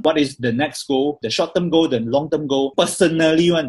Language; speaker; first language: English; non-native, local second language; Chinese